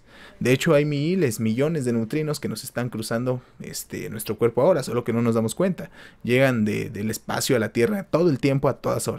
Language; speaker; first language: Spanish; native; Spanish